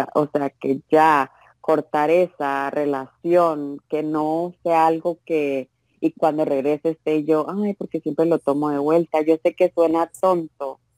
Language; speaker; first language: Spanish; native; Spanish